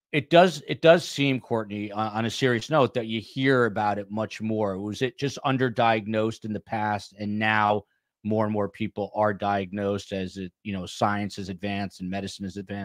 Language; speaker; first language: English; native; English